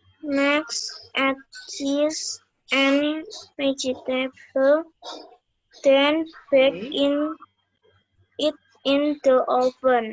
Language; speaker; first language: English; non-native, learner; Indonesian